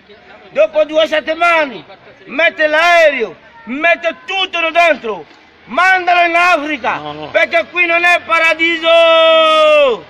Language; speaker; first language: Italian; non-native, learner; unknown